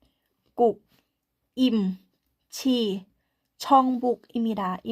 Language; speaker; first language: Korean; non-native, learner; Thai